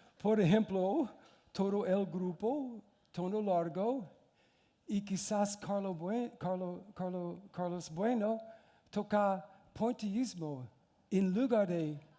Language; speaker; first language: Spanish; non-native, learner; English